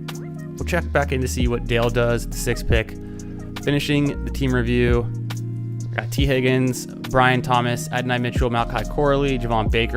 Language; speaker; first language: English; native; English